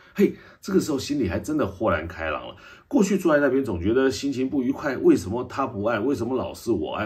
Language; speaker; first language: Chinese; native; Chinese